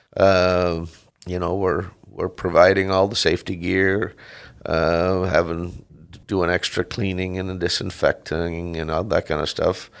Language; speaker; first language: English; non-native, fluent; Dutch